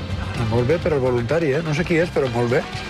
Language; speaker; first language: Catalan; native; Catalan